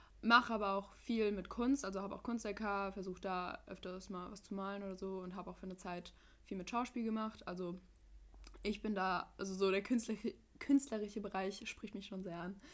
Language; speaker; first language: German; early bilingual, other home language; English